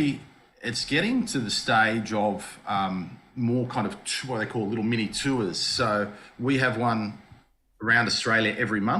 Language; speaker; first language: English; native; English